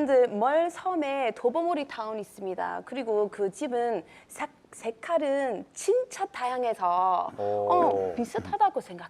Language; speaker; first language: Korean; non-native, learner; English